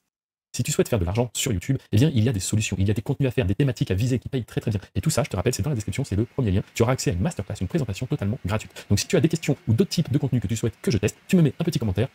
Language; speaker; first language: French; native; French